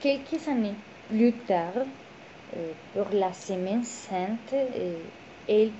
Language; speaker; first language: French; non-native, learner; Spanish